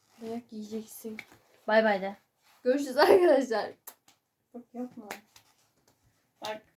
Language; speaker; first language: Turkish; native; Turkish